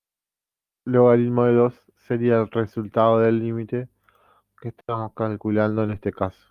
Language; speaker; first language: Spanish; native; Spanish